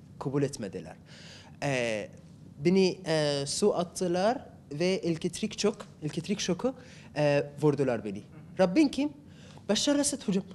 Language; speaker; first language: Turkish; non-native, learner; Arabic